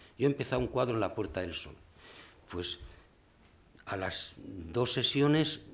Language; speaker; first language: Spanish; native; Spanish